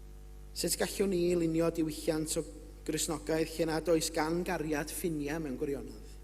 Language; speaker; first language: Welsh; native; Welsh